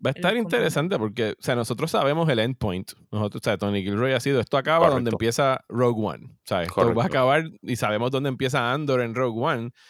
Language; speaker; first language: Spanish; native; Spanish